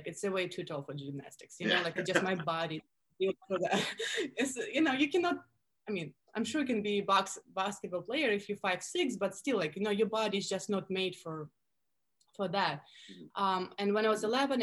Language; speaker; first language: English; non-native, fluent; Russian